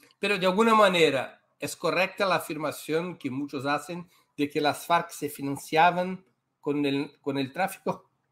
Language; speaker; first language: Spanish; non-native, fluent; Portuguese